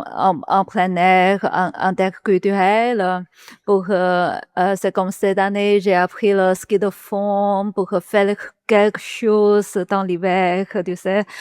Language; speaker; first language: French; non-native, learner; Chinese